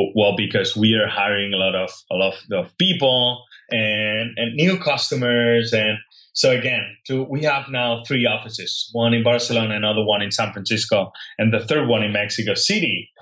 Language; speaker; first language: English; non-native, fluent; Spanish